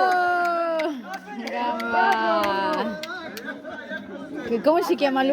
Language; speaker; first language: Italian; non-native, learner; Spanish